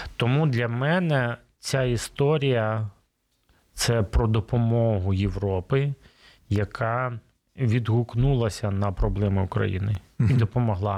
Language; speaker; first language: Ukrainian; non-native, local second language; Russian